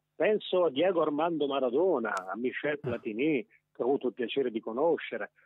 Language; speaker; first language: Italian; native; Italian